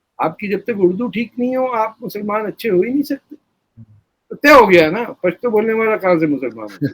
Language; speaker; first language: Urdu; native; Urdu